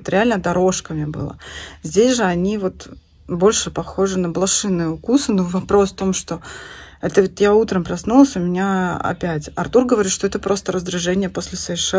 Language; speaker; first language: Russian; native; Russian